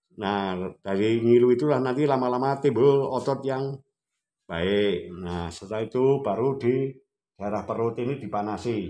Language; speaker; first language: Indonesian; non-native, local second language; Javanese